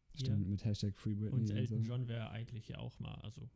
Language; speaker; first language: German; early bilingual, other home language; Dutch